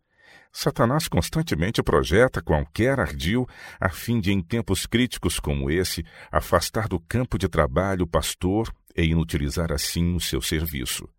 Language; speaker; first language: Portuguese; native; Portuguese